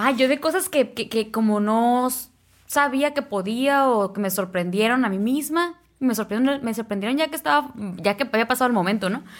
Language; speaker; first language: Spanish; native; Spanish